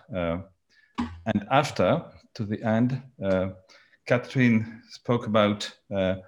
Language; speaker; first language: English; non-native, learner; French